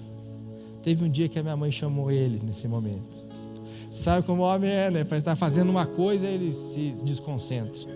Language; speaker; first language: Portuguese; native; Portuguese